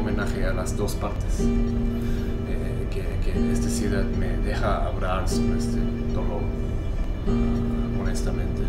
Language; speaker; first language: Spanish; non-native, learner; Japanese